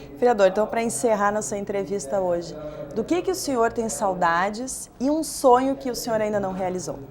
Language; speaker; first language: Portuguese; native; Portuguese